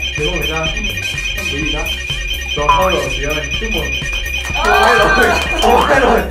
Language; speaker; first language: Vietnamese; non-native, fluent; Korean